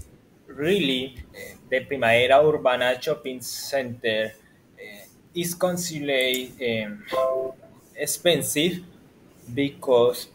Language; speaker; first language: English; non-native, learner; Spanish